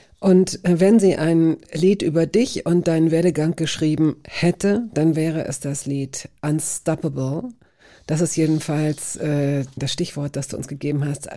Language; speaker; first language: German; native; German